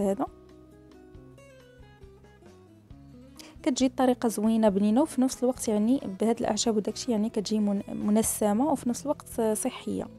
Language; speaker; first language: Arabic; native; Arabic